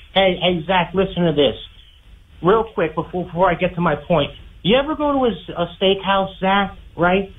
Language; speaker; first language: English; native; English